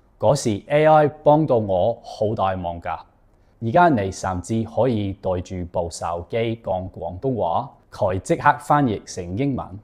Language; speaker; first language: Cantonese; non-native, fluent; English